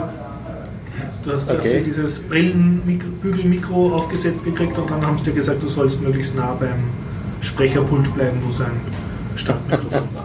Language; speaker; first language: German; native; German